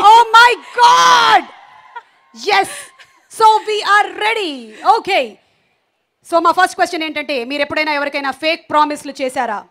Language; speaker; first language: Telugu; native; Telugu